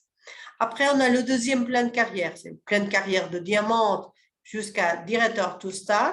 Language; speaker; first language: French; early bilingual, other home language; Portuguese